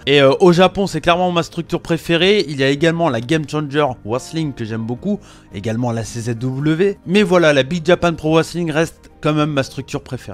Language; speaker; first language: French; native; French